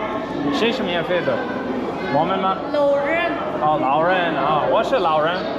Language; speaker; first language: Chinese; non-native, learner; English